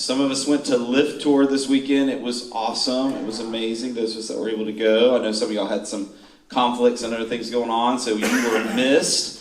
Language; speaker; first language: English; native; English